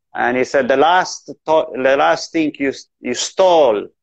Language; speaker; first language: English; non-native, fluent; Italian